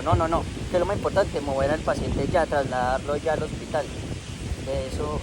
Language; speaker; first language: Spanish; native; Spanish